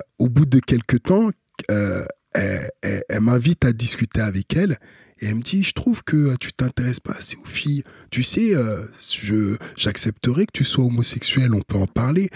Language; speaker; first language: French; early bilingual, other home language; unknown